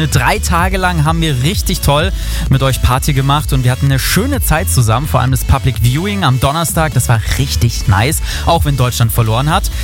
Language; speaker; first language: German; native; German